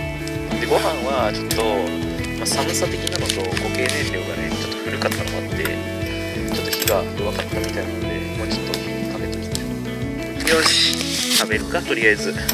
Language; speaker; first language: Japanese; native; Japanese